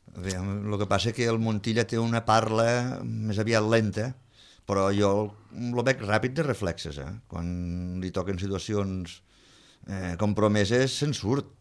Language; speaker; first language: Catalan; native; Catalan